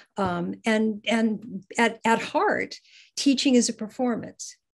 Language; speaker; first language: English; native; English